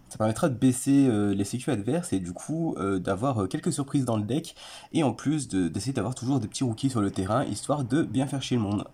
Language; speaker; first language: French; native; French